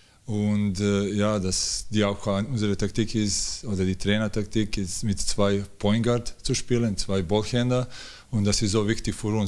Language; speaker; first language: German; non-native, learner; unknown